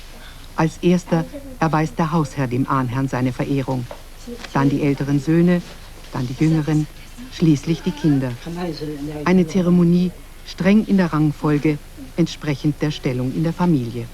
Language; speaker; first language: German; native; German